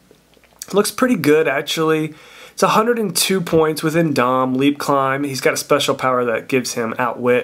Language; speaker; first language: English; native; English